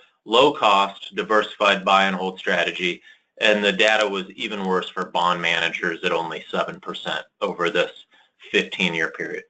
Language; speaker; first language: English; native; English